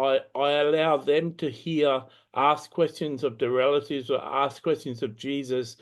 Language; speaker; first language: English; native; English